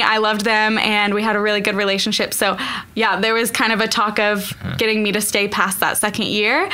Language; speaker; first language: English; native; English